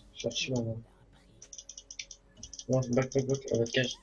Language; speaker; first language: French; native; French